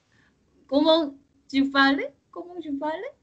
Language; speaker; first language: French; non-native, learner; Korean